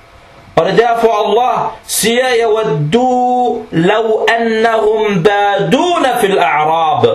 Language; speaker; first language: Danish; early bilingual, other home language; Arabic